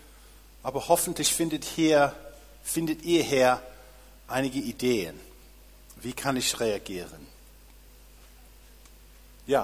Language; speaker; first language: German; non-native, fluent; English